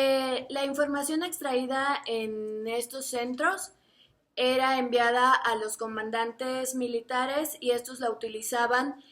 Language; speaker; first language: Spanish; native; Spanish